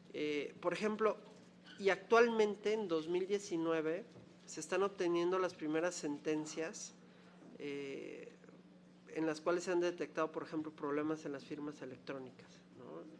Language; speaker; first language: Spanish; native; Spanish